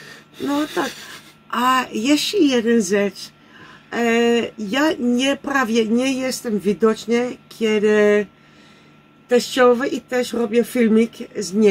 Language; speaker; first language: Polish; non-native, learner; Dutch